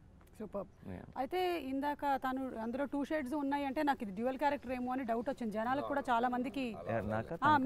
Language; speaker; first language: Telugu; native; Telugu